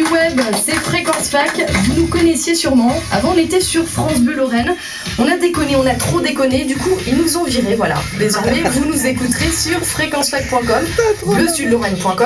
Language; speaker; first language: French; native; French